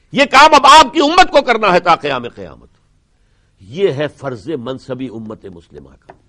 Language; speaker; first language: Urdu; native; Urdu